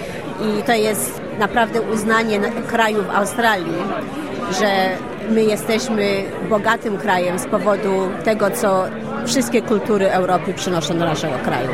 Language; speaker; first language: Polish; early bilingual, heritage; Polish